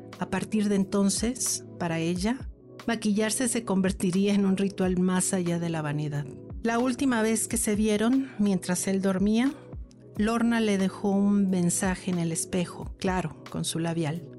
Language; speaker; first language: Spanish; native; Spanish